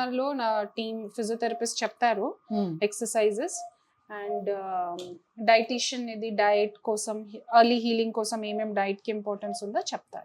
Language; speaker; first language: Telugu; non-native, fluent; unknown